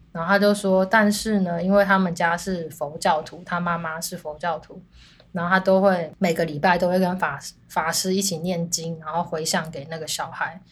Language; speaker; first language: Chinese; native; Chinese